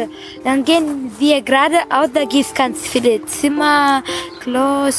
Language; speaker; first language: German; early bilingual, other home language; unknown